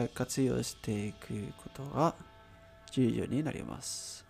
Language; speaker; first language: Japanese; non-native, learner; Spanish